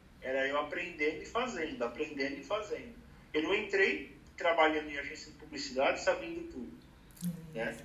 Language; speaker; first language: Portuguese; native; Portuguese